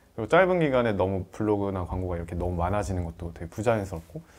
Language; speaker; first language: Korean; native; Korean